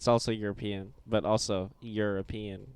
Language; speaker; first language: English; native; English